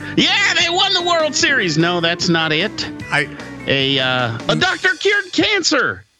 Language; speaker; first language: English; native; English